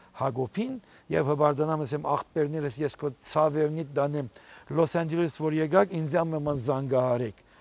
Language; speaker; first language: Armenian; early bilingual, heritage; Armenian